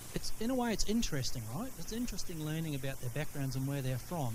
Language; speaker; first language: English; native; English